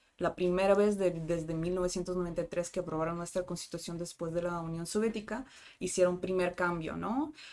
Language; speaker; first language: Spanish; non-native, fluent; Russian